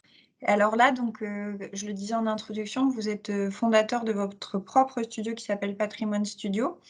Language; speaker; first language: French; native; French